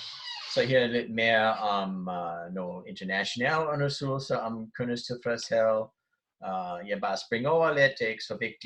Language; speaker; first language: Danish; non-native, fluent; English